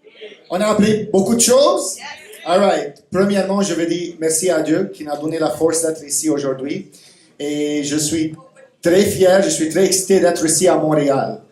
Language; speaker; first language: French; non-native, fluent; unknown